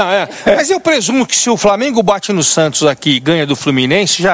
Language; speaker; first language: Portuguese; native; Portuguese